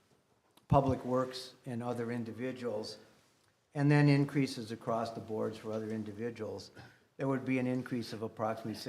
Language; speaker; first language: English; native; English